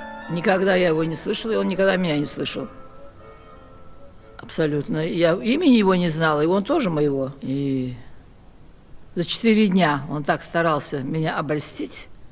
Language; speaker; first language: Russian; native; Russian